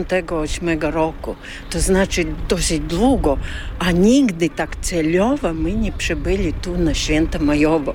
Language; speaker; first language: Polish; early bilingual, heritage; Polish